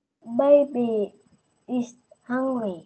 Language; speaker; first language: English; non-native, learner; Vietnamese